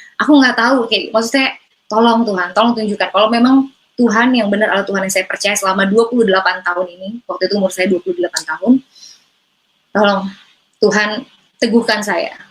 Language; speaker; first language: Indonesian; native; Indonesian